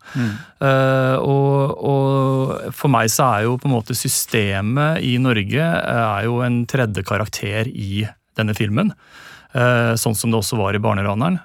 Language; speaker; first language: Norwegian; native; Norwegian